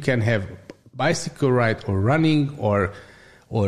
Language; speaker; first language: English; non-native, learner; Hungarian